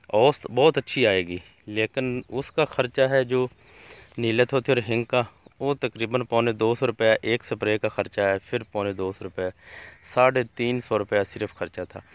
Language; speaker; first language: Urdu; non-native, local second language; Punjabi